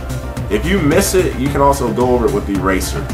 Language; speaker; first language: English; native; English